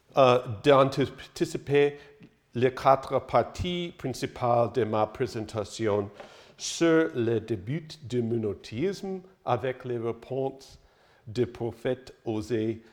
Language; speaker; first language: French; non-native, learner; English